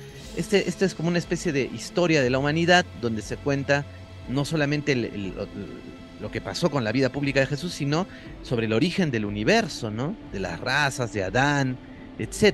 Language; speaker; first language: Spanish; native; Spanish